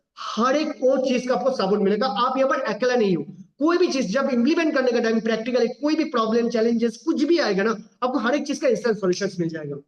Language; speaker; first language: Hindi; non-native, local second language; Bangla